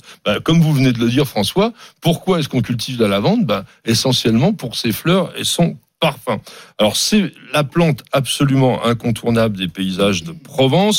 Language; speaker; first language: French; native; French